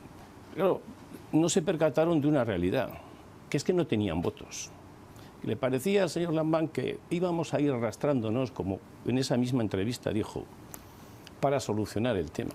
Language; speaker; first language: Spanish; native; Spanish